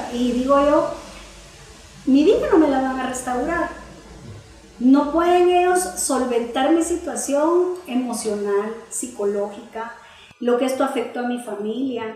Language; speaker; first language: Spanish; native; Spanish